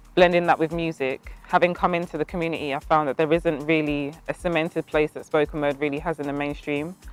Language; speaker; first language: English; native; English